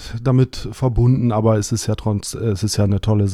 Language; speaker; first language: German; native; German